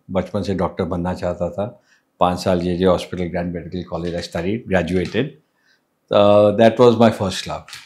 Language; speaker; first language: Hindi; non-native, local second language; English